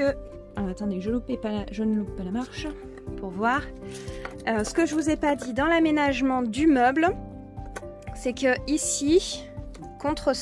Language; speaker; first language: French; native; French